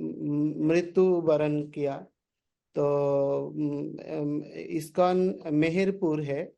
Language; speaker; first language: Hindi; non-native, learner; Bangla